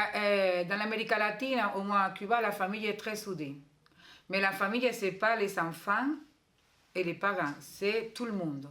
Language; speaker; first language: French; non-native, fluent; Spanish